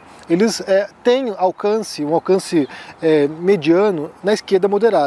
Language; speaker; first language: Portuguese; native; Portuguese